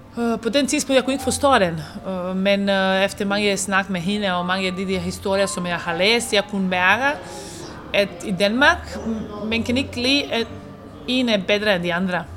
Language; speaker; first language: Danish; non-native, fluent; Serbian